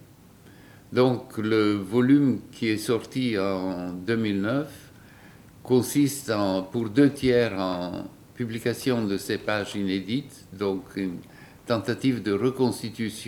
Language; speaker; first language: French; non-native, fluent; Bulgarian